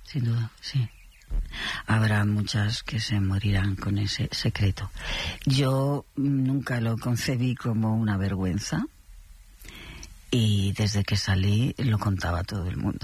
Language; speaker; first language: Spanish; native; Spanish